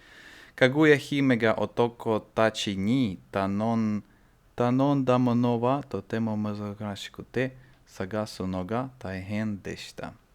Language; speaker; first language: Japanese; non-native, learner; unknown